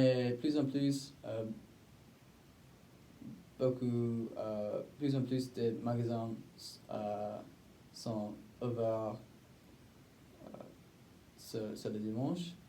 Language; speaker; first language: French; non-native, learner; English